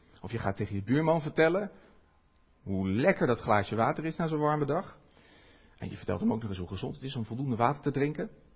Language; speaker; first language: Dutch; native; Dutch